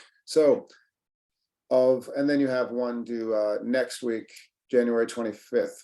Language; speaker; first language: English; native; English